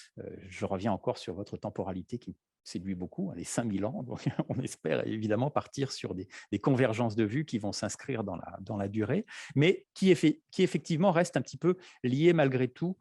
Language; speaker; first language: French; native; French